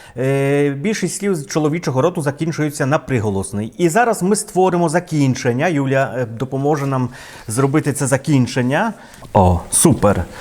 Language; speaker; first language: Ukrainian; non-native, fluent; Polish